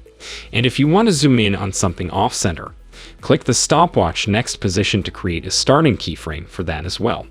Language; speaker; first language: English; native; English